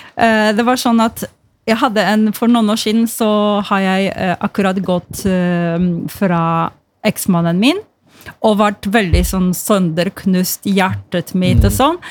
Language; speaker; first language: Norwegian; non-native, fluent; Polish